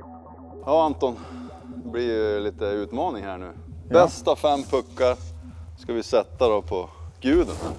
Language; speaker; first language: Swedish; native; Swedish